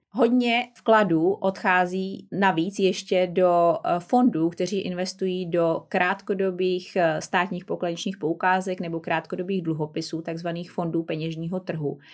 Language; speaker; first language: Czech; native; Czech